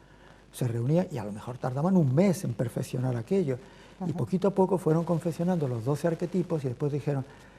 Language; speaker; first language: Spanish; native; Spanish